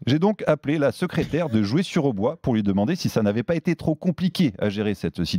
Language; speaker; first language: French; native; French